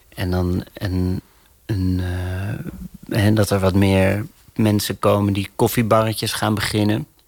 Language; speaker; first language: Dutch; native; Dutch